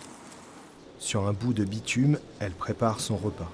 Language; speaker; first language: French; native; French